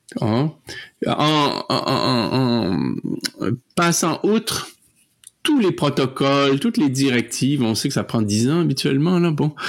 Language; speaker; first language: French; native; French